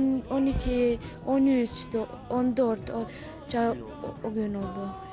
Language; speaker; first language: Turkish; non-native, learner; Albanian